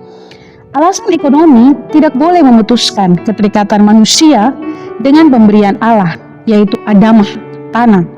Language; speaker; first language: Indonesian; native; Indonesian